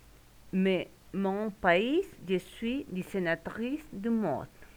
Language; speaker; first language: French; non-native, learner; Spanish